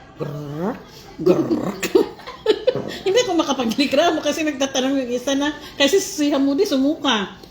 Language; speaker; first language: Filipino; non-native, local second language; Hiligaynon